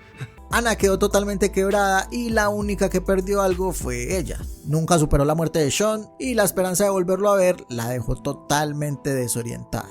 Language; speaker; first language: Spanish; native; Spanish